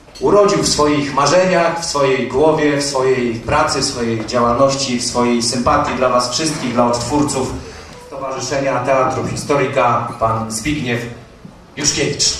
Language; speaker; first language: Polish; native; Polish